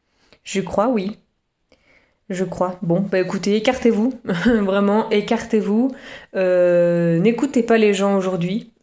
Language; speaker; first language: French; native; French